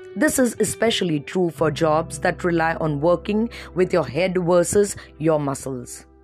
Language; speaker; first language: English; non-native, local second language; Marathi